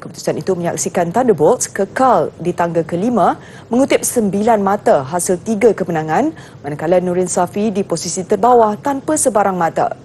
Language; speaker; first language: Malay; native; Malay